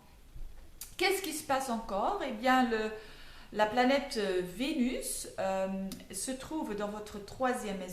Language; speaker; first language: French; non-native, fluent; Dutch